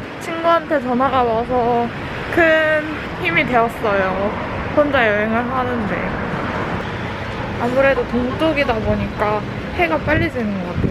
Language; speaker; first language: Korean; native; Korean